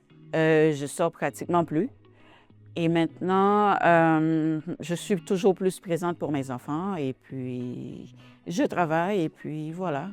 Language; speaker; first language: French; non-native, local second language; Haitian Creole